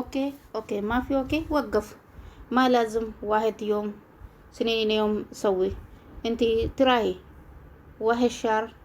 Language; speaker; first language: Arabic; non-native, learner; Oromo